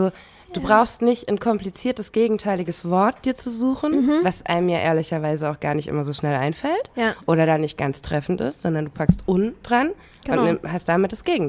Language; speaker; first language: German; native; German